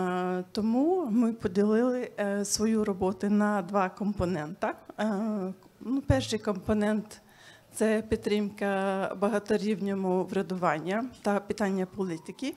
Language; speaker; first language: Ukrainian; non-native, fluent; Swedish